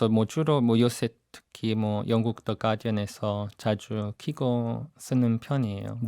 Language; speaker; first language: Korean; non-native, fluent; English